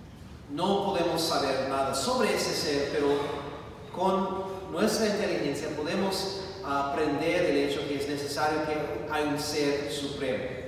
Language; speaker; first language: Spanish; non-native, fluent; English